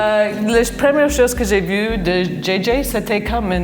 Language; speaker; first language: French; non-native, fluent; English